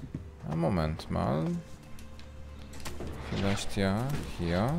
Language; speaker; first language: German; non-native, learner; Polish